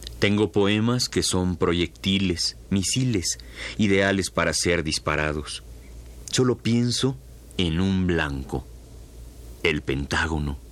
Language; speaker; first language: Spanish; native; Spanish